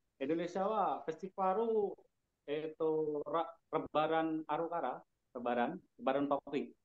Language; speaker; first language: Japanese; non-native, learner; Indonesian